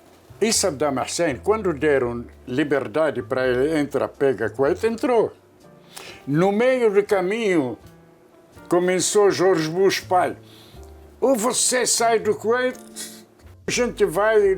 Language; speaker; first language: Portuguese; non-native, fluent; Arabic